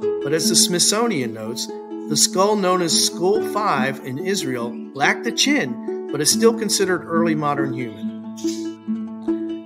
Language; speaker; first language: English; native; English